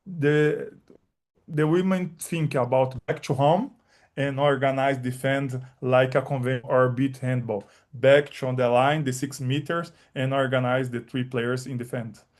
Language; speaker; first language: English; non-native, learner; Portuguese